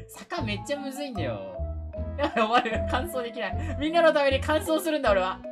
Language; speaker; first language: Japanese; native; Japanese